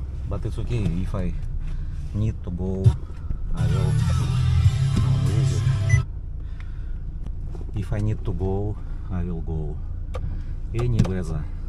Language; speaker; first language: English; non-native, learner; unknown